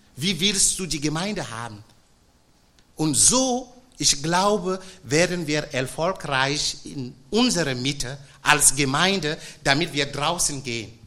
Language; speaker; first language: German; non-native, fluent; French